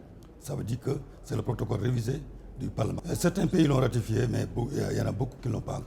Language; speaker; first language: French; non-native, local second language; Wolof